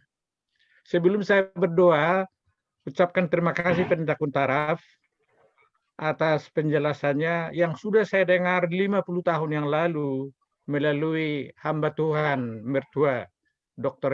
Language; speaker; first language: Indonesian; native; Indonesian